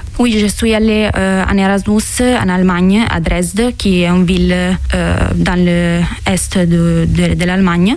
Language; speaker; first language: French; non-native, fluent; Italian